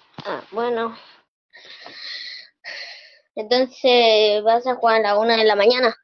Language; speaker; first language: Spanish; native; Spanish